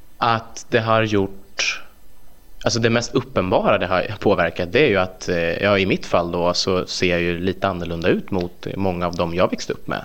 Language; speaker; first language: Swedish; native; Swedish